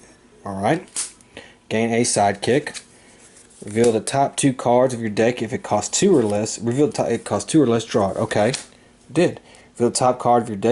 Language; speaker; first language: English; native; English